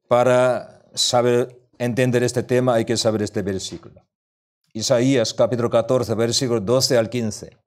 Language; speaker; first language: Spanish; non-native, learner; Korean